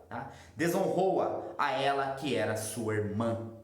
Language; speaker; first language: Portuguese; native; Portuguese